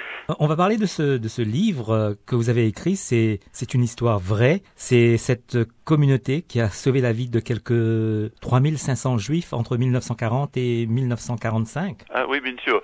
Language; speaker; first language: French; native; French